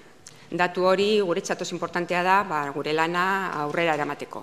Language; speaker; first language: Basque; non-native, local second language; Spanish